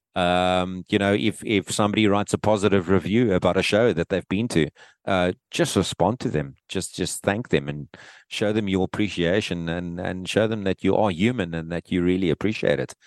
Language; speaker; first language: English; native; English